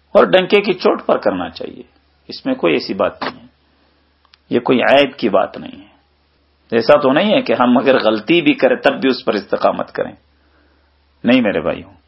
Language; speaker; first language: Urdu; native; Urdu